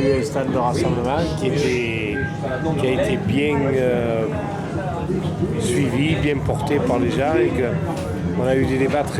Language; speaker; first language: French; native; French